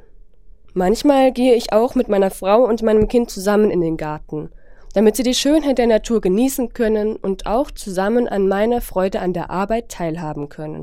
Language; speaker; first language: German; non-native, fluent; Chinese